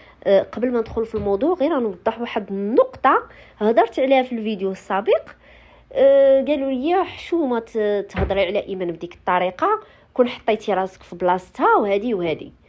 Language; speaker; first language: Arabic; native; Arabic